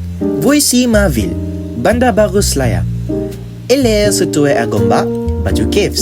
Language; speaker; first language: French; non-native, learner; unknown